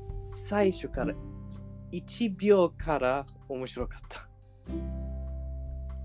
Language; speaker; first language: Japanese; non-native, learner; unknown